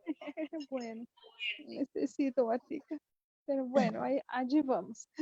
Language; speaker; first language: Spanish; non-native, fluent; Portuguese